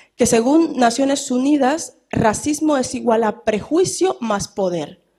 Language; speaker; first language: Spanish; native; Spanish